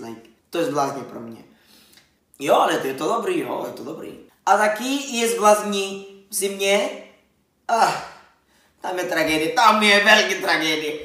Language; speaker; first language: Czech; non-native, learner; Spanish